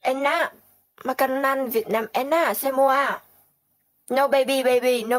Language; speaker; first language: Indonesian; non-native, learner; Vietnamese